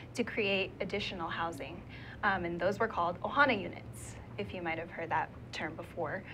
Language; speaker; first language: English; native; English